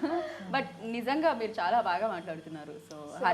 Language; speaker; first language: Telugu; native; Telugu